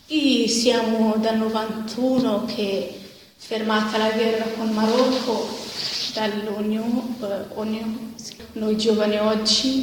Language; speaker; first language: Italian; non-native, learner; Arabic